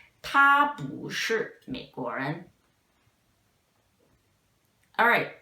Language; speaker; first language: Chinese; non-native, fluent; English